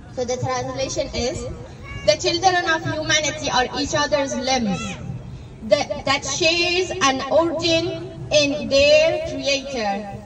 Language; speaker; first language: English; non-native, fluent; Persian